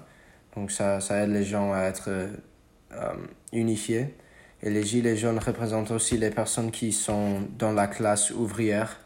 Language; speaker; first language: French; non-native, fluent; English